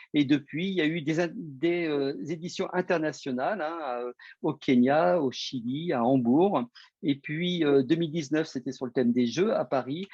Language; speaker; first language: French; native; French